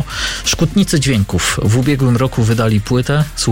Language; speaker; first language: Polish; native; Polish